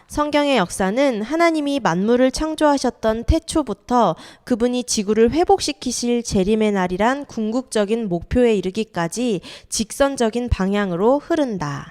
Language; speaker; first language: Korean; native; Korean